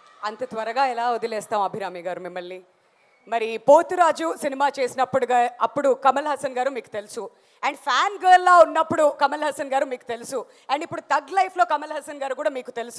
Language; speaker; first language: Telugu; native; Telugu